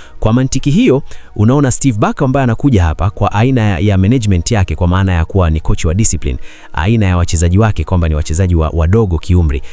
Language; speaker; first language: Swahili; native; Swahili